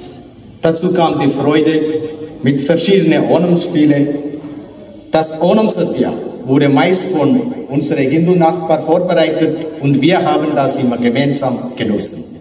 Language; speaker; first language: German; non-native, fluent; Malayalam